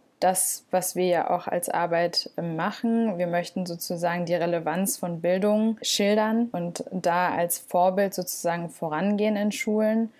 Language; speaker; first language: German; early bilingual, other home language; Turkish